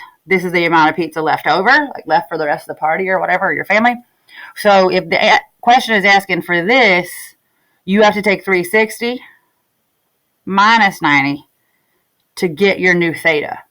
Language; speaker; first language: English; native; English